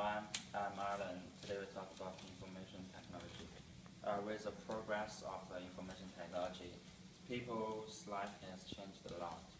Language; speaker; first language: English; non-native, learner; Chinese